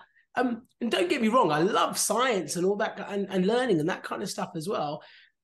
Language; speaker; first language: English; native; English